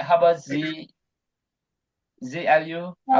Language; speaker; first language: English; non-native, fluent; Indonesian